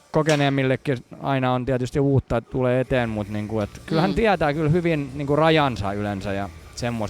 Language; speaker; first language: Finnish; native; Finnish